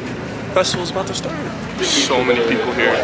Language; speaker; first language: English; native; English